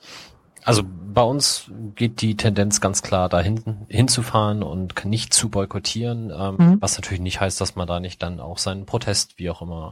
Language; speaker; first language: German; native; German